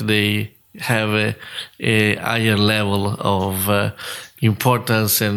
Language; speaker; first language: English; non-native, fluent; Italian